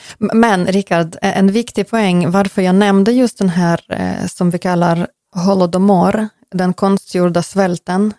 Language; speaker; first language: Swedish; non-native, fluent; Ukrainian